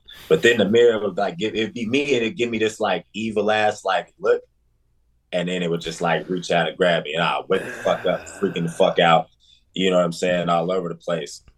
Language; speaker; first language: English; native; English